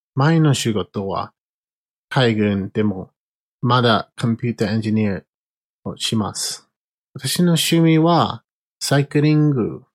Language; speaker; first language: Japanese; non-native, learner; English